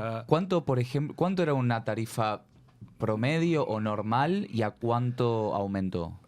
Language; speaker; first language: Spanish; native; Spanish